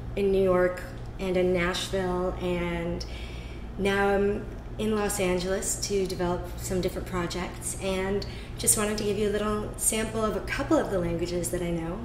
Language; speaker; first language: English; native; English